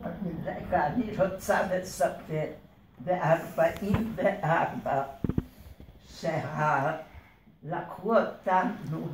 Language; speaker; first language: Hebrew; early bilingual, other home language; Hungarian